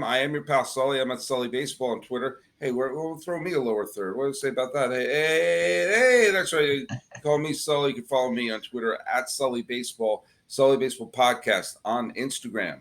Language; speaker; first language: English; native; English